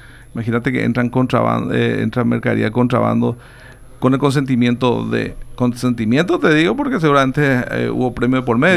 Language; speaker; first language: Spanish; native; Spanish